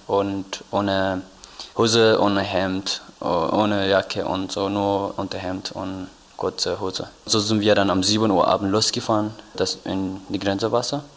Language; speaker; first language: German; non-native, learner; Tigrinya